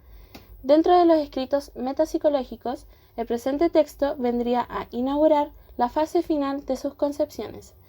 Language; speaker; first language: Spanish; native; Spanish